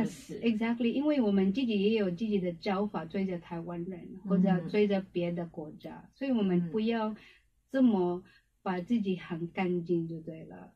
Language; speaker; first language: Chinese; non-native, learner; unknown